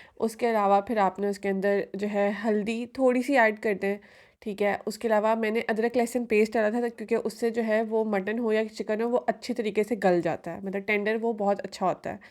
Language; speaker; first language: Urdu; native; Urdu